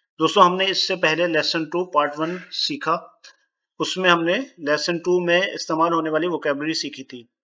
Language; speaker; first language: Urdu; native; Urdu